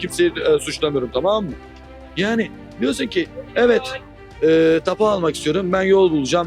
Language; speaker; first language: Turkish; native; Turkish